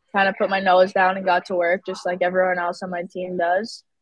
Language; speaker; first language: English; native; English